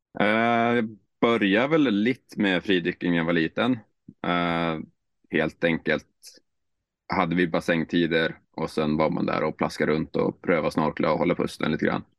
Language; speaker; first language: Swedish; native; Swedish